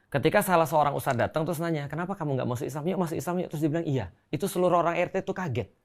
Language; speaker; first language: Indonesian; native; Indonesian